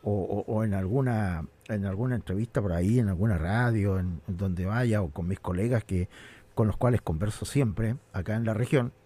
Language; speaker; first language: Spanish; native; Spanish